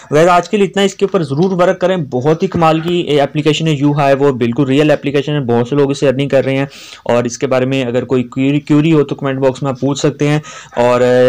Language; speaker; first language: Urdu; non-native, local second language; Punjabi